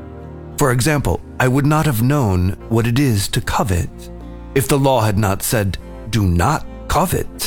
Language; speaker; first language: English; native; English